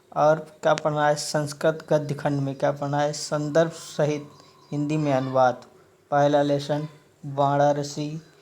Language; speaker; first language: Hindi; native; Hindi